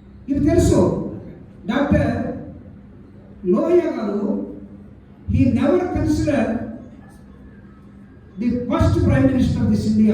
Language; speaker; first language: English; non-native, local second language; Telugu